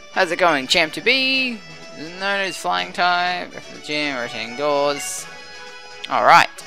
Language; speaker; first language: English; native; English